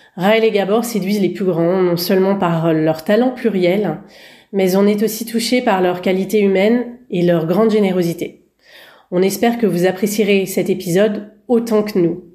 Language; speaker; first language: French; native; French